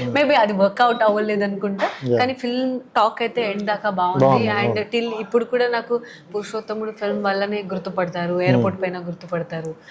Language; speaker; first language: Telugu; non-native, fluent; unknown